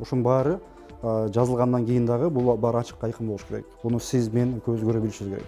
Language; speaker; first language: Kyrgyz; native; Kyrgyz